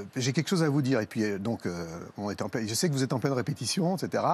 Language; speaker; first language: French; native; French